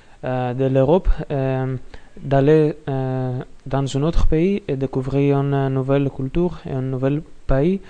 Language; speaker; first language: French; non-native, learner; Greek